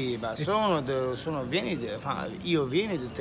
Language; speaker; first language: Italian; non-native, learner; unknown